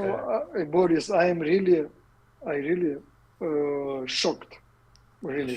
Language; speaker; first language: English; non-native, learner; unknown